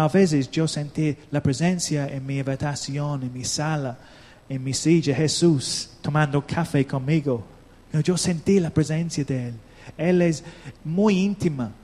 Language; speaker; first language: Spanish; non-native, learner; English